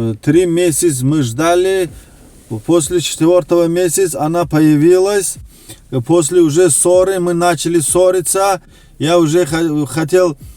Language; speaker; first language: Russian; non-native, local second language; Tajik